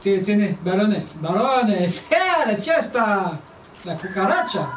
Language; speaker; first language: Spanish; non-native, learner; French